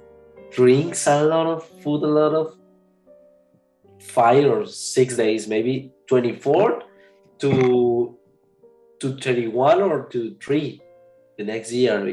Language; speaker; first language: English; non-native, learner; Spanish